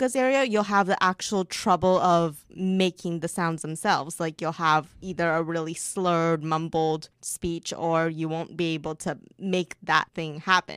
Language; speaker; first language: English; early bilingual, other home language; Chinese